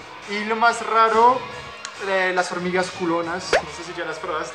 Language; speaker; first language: Spanish; non-native, fluent; French